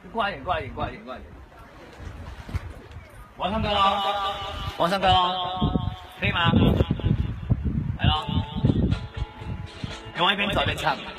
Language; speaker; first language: Chinese; native; Chinese